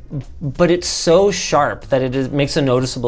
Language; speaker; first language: English; native; English